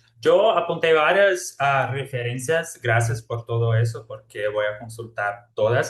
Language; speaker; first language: Spanish; non-native, fluent; Portuguese